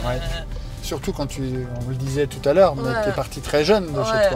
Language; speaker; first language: French; native; French